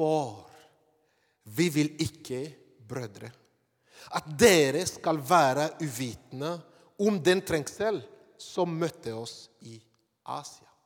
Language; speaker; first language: Norwegian; non-native, fluent; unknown